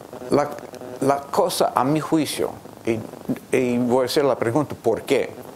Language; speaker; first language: Spanish; non-native, fluent; English